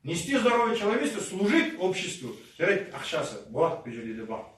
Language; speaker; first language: Russian; non-native, local second language; Kazakh